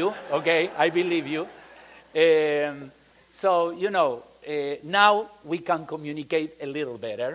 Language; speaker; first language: English; non-native, fluent; Spanish